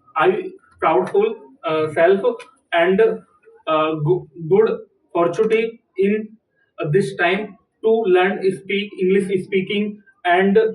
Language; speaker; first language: English; non-native, learner; Hindi